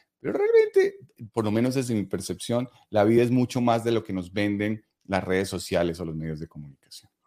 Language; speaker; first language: Spanish; native; Spanish